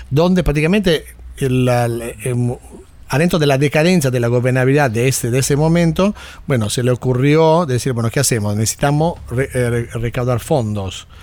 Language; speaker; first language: Spanish; native; Spanish